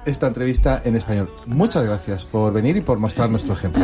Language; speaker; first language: Spanish; native; Spanish